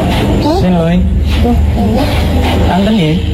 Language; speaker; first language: Vietnamese; non-native, learner; Indonesian